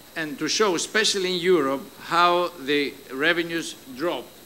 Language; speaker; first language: English; non-native, fluent; Greek